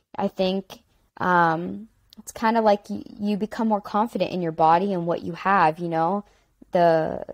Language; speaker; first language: English; native; English